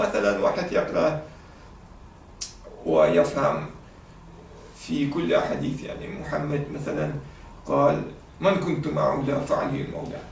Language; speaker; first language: Arabic; non-native, fluent; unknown